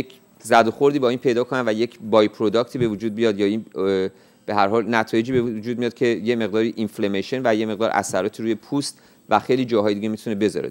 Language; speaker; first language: Persian; native; Persian